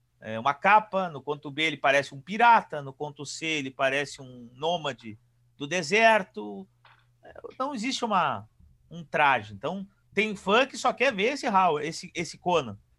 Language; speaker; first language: Portuguese; native; Portuguese